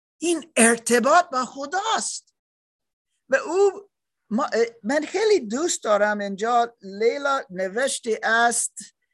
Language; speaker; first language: Persian; non-native, learner; German